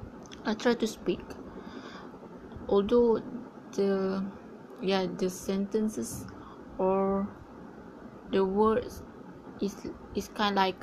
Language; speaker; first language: English; non-native, learner; Malay